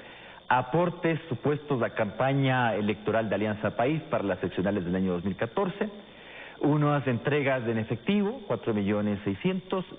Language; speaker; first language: Spanish; native; Spanish